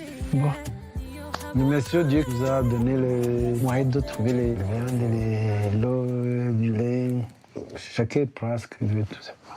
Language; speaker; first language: French; non-native, local second language; Kinyarwanda